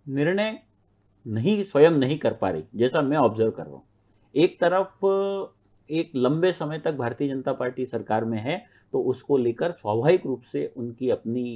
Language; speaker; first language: Hindi; native; Hindi